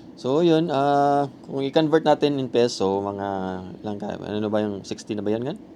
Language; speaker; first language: Filipino; non-native, local second language; Cebuano